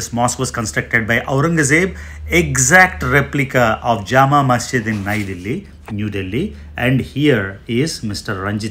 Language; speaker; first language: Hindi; non-native, local second language; Telugu